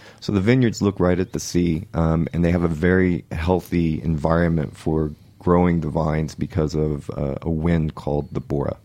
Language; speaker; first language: English; native; English